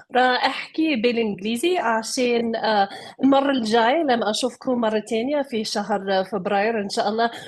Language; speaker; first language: Arabic; non-native, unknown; English